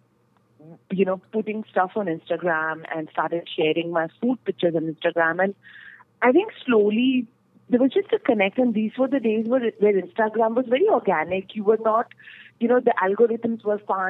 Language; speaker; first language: English; non-native, local second language; Hindi